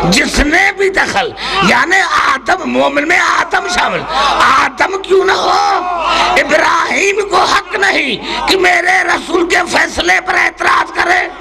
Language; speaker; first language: Urdu; non-native, local second language; Sindhi